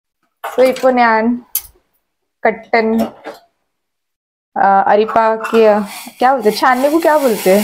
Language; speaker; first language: Malayalam; non-native, local second language; Hindi